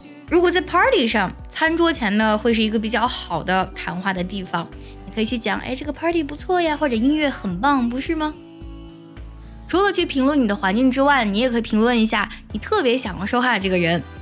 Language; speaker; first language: Chinese; native; Chinese